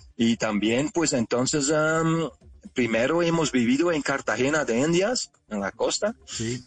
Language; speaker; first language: Spanish; non-native, fluent; Dutch